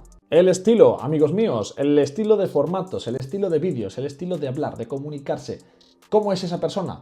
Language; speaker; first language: Spanish; native; Spanish